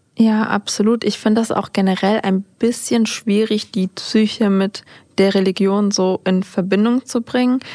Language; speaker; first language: German; early bilingual, other home language; Turkish